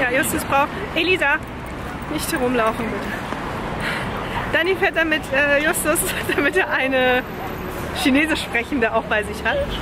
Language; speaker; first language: German; native; German